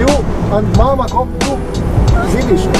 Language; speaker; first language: English; non-native, learner; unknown